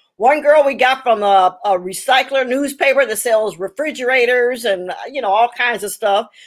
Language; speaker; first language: English; native; English